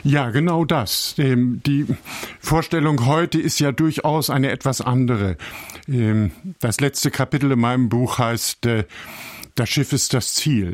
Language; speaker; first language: German; native; German